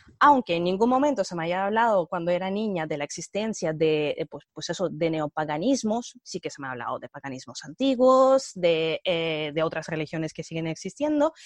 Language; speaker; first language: Spanish; early bilingual, other home language; Russian